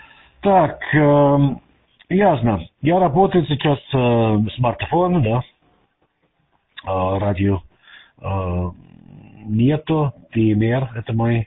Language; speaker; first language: Russian; non-native, learner; German